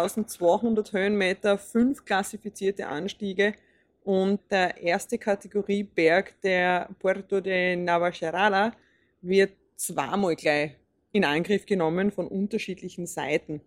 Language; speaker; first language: German; native; German